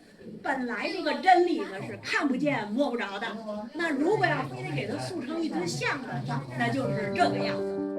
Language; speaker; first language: Chinese; native; Chinese